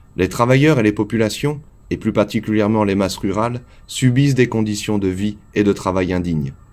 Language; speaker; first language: French; native; French